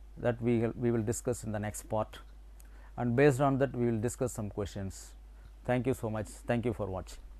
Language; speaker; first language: English; non-native, local second language; Tamil